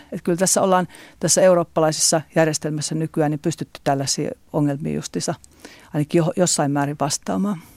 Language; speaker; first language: Finnish; native; Finnish